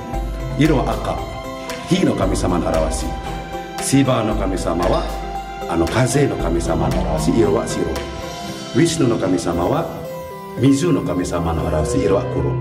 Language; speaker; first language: Japanese; non-native, fluent; Indonesian